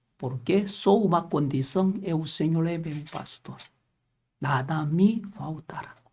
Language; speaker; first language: Portuguese; non-native, learner; Korean